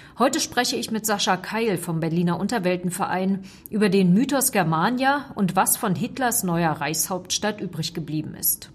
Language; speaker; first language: German; native; German